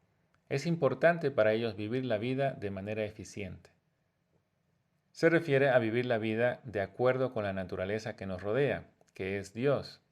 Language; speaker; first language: Spanish; native; Spanish